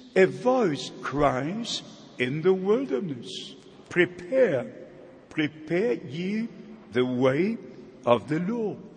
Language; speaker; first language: English; non-native, fluent; German